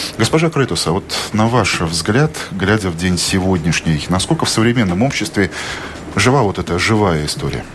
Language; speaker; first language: Russian; native; Russian